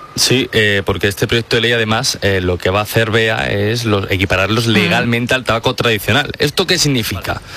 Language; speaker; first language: Spanish; native; Spanish